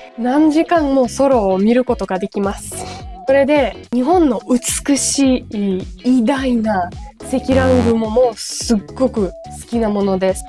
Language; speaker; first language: Japanese; non-native, fluent; Ukrainian